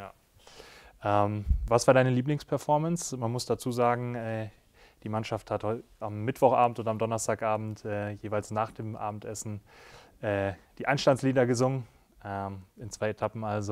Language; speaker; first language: German; native; German